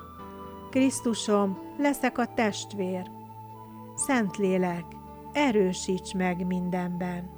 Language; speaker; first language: Hungarian; native; Hungarian